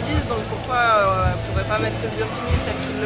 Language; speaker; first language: French; native; French